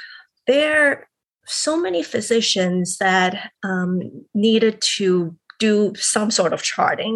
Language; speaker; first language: English; non-native, local second language; Cantonese